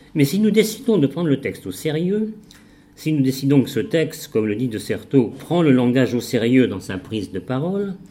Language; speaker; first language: French; native; French